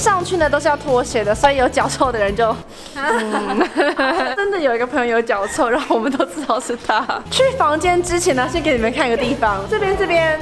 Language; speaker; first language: Chinese; native; Chinese